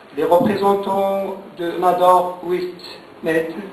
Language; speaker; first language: French; non-native, local second language; Arabic